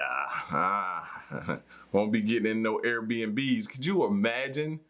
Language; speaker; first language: English; native; English